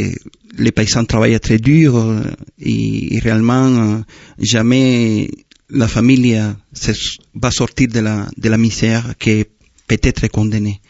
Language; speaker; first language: French; non-native, fluent; Spanish